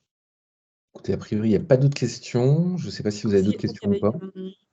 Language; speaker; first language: French; native; French